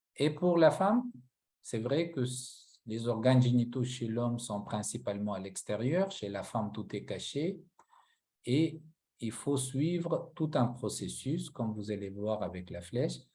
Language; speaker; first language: French; non-native, local second language; Arabic